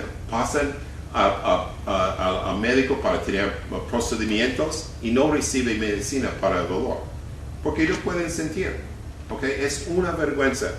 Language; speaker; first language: Spanish; non-native, fluent; English